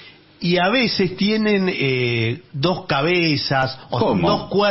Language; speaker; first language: Spanish; native; Spanish